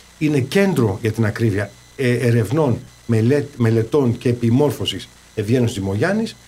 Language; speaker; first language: Greek; early bilingual, heritage; Greek